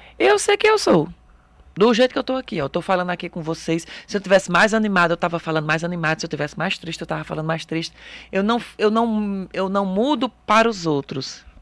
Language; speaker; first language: Portuguese; native; Portuguese